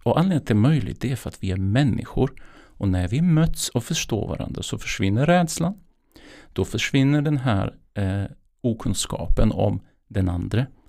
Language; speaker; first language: Swedish; non-native, fluent; Bosnian